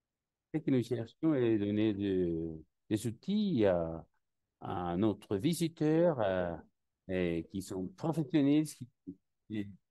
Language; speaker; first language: French; non-native, learner; Spanish